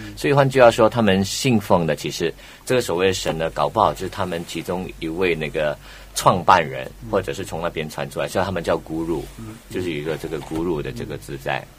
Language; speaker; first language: Chinese; native; Chinese